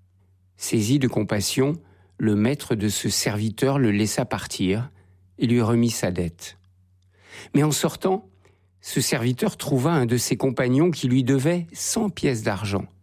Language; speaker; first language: French; native; French